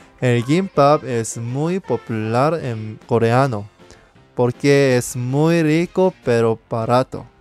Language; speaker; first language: Spanish; non-native, learner; Korean